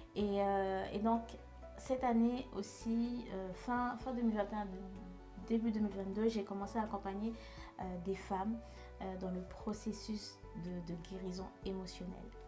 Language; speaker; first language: French; non-native, local second language; Haitian Creole